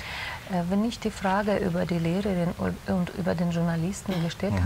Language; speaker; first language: German; non-native, fluent; Russian